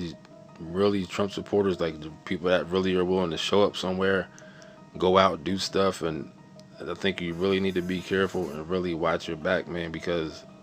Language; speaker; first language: English; native; English